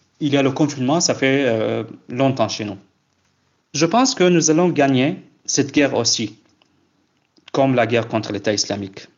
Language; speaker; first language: French; non-native, fluent; Kurdish